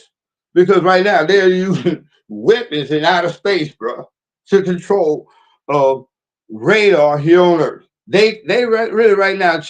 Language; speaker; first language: English; native; English